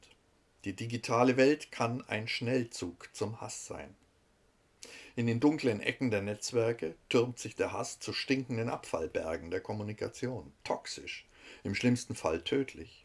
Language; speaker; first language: German; native; German